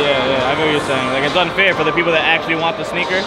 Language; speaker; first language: English; native; English